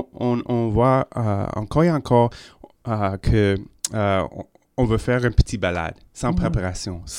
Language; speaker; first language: French; non-native, local second language; English